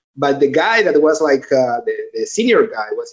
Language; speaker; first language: English; non-native, fluent; Spanish